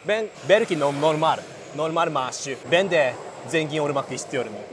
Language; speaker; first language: Turkish; non-native, learner; Japanese